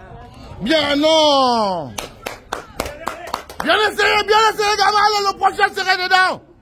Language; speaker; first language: French; native; French